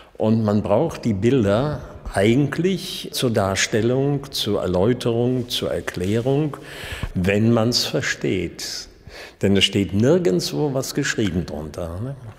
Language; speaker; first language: German; native; German